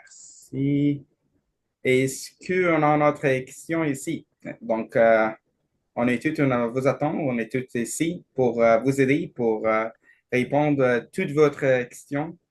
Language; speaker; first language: French; non-native, learner; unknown